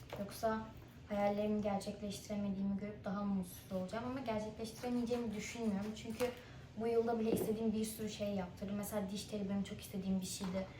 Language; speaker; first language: Turkish; early bilingual, other home language; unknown